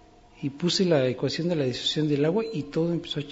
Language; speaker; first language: Spanish; native; Spanish